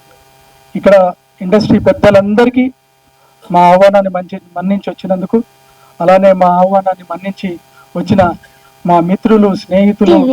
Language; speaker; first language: Telugu; native; Telugu